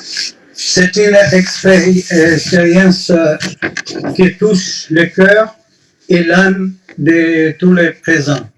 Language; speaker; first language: French; non-native, fluent; Portuguese